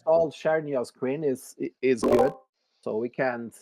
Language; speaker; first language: English; non-native, fluent; Portuguese